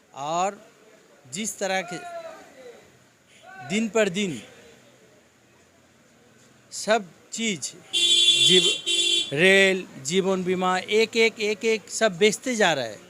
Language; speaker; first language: Hindi; non-native, local second language; Bangla